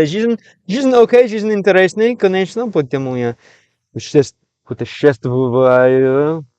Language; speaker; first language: Russian; non-native, learner; English